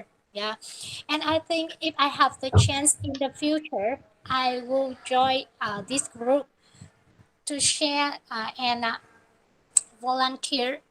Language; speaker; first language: English; non-native, learner; Vietnamese